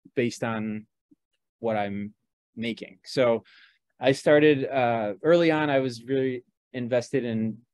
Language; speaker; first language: English; native; English